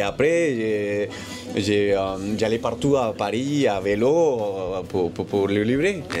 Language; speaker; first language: French; non-native, fluent; Spanish